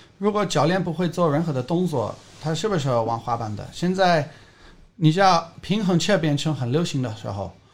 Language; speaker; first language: Chinese; non-native, fluent; English